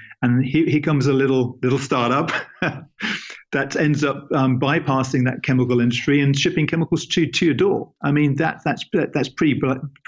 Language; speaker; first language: English; native; English